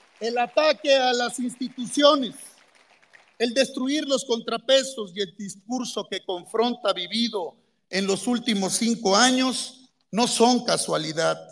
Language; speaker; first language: Spanish; native; Spanish